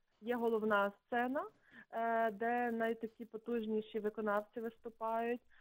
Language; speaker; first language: Ukrainian; native; Ukrainian